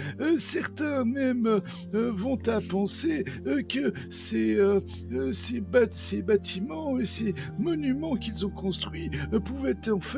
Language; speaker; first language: French; native; French